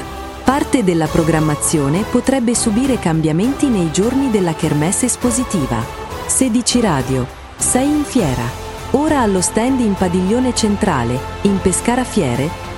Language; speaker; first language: Italian; native; Italian